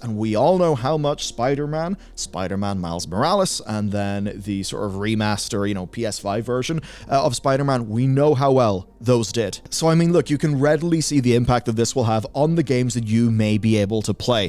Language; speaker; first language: English; native; English